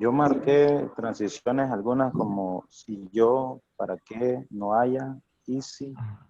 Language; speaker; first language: Spanish; native; Spanish